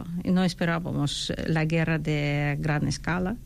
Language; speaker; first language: Spanish; non-native, fluent; Ukrainian